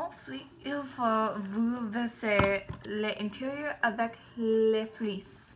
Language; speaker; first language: French; non-native, learner; English